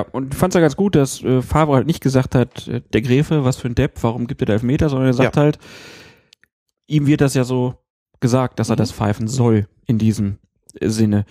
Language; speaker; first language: German; native; German